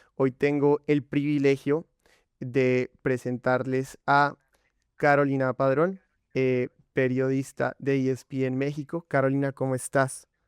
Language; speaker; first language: Spanish; native; Spanish